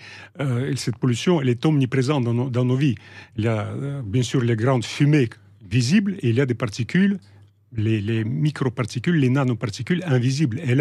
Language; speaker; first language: French; non-native, fluent; Russian